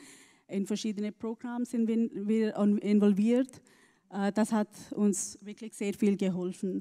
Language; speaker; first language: German; non-native, learner; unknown